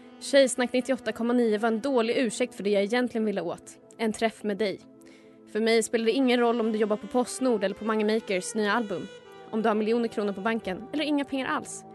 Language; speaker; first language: Swedish; native; Swedish